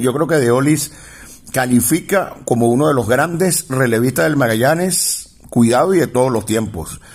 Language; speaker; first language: Spanish; native; Spanish